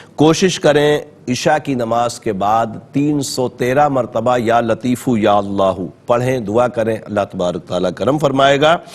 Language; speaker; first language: Urdu; native; Urdu